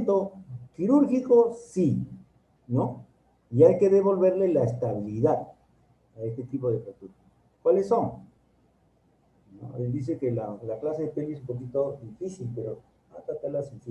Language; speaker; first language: Spanish; native; Spanish